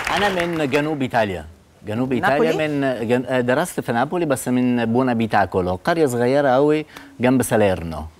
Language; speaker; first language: Arabic; non-native, fluent; Italian